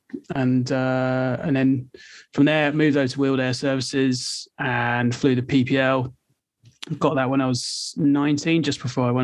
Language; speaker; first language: English; native; English